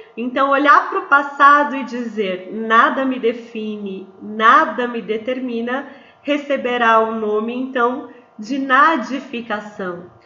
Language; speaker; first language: Portuguese; native; Portuguese